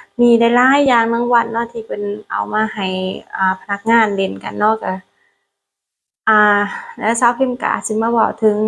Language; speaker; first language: Thai; non-native, learner; Lao